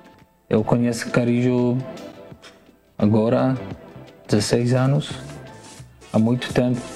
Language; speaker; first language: Portuguese; non-native, learner; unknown